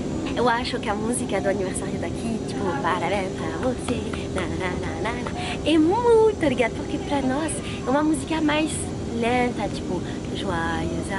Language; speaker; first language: Portuguese; non-native, fluent; French